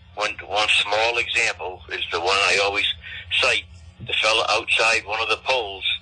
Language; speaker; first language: English; native; English